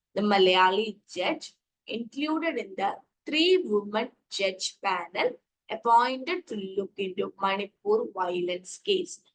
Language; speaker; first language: English; non-native, local second language; Malayalam